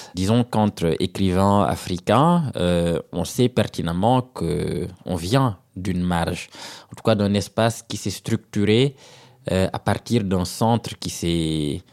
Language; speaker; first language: French; non-native, local second language; Serer